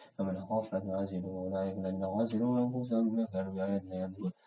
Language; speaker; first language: Arabic; non-native, learner; Indonesian